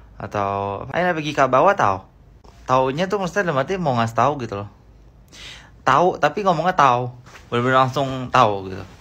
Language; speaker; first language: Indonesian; native; Indonesian